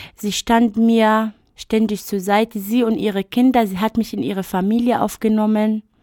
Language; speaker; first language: German; non-native, fluent; Arabic